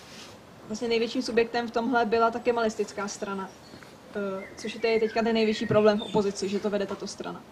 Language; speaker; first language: Czech; native; Czech